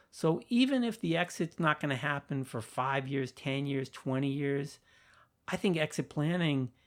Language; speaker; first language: English; native; English